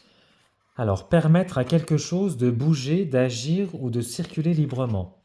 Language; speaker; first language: French; native; French